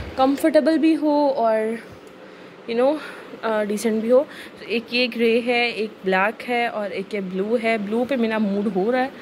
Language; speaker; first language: Urdu; native; Urdu